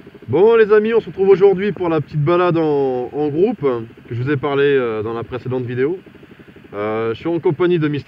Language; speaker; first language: French; native; French